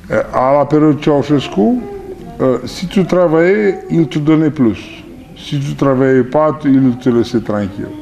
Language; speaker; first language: French; non-native, fluent; Romanian